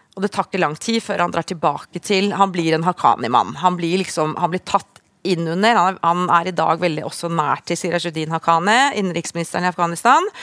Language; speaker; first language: Norwegian; native; Norwegian